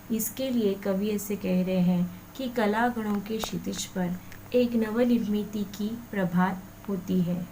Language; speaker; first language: Hindi; non-native, local second language; Marathi